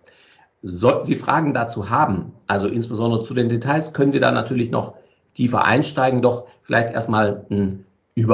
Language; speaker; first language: German; native; German